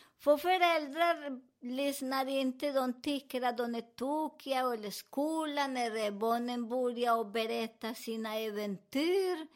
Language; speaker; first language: Swedish; non-native, fluent; Spanish